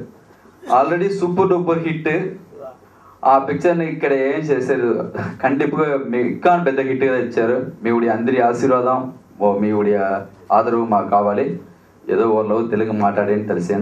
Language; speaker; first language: Telugu; non-native, learner; Tamil